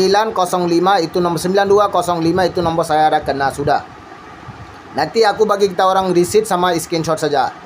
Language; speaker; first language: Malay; non-native, learner; Bangla